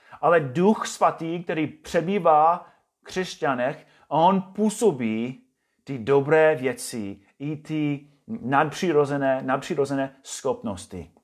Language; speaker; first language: Czech; non-native, fluent; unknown